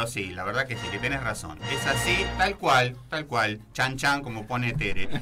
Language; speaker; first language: Spanish; native; Spanish